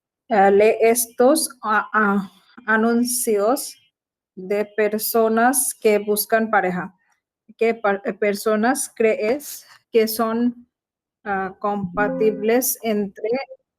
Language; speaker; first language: Spanish; non-native, learner; Bangla